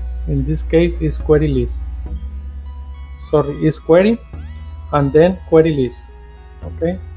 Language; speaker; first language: English; non-native, fluent; Spanish